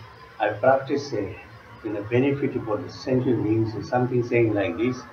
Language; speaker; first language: English; non-native, learner; Tibetan